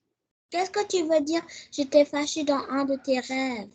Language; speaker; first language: French; early bilingual, heritage; French